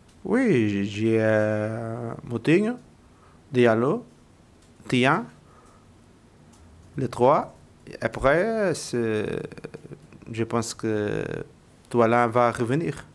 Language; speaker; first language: French; non-native, learner; Portuguese